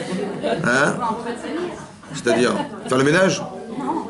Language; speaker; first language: French; native; French